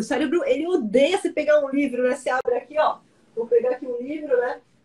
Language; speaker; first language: Portuguese; native; Portuguese